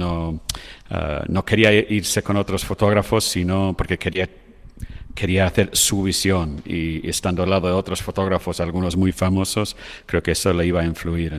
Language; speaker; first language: Spanish; non-native, fluent; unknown